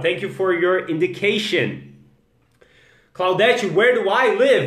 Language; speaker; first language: English; non-native, fluent; Portuguese